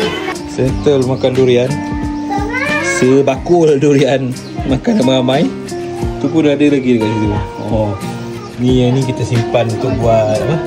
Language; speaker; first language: Malay; native; Malay